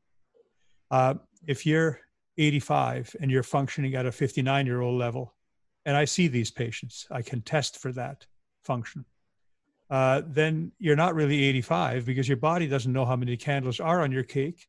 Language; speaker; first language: English; native; English